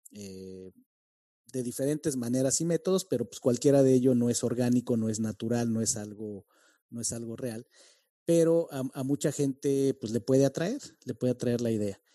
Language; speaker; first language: Spanish; native; Spanish